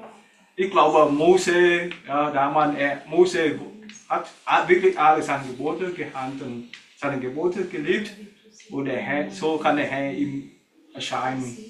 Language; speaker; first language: German; non-native, learner; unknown